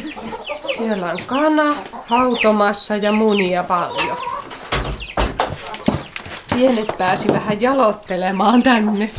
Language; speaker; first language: Finnish; native; Finnish